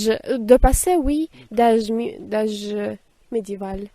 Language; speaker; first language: French; non-native, fluent; Russian